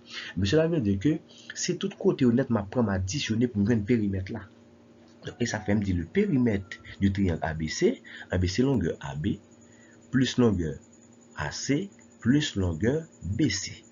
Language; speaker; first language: French; non-native, local second language; Haitian Creole